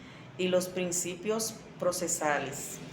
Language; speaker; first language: Spanish; native; Spanish